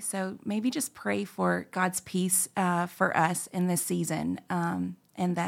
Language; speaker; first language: English; native; English